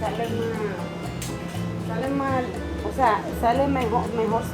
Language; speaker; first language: Spanish; native; Spanish